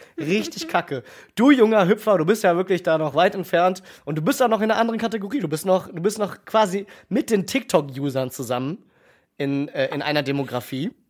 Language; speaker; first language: German; native; German